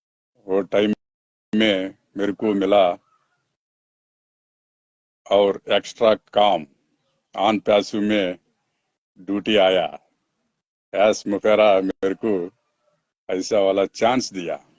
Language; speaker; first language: Hindi; non-native, local second language; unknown